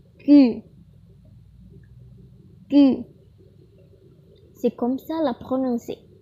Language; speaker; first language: French; non-native, learner; Indonesian